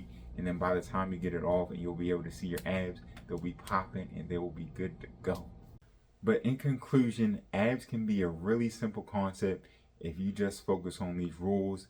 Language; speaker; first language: English; native; English